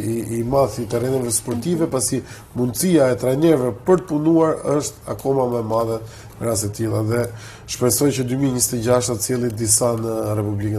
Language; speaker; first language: Albanian; native; Albanian